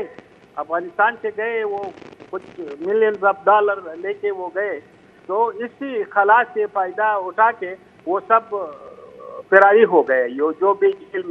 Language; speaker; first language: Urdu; non-native, fluent; Pashto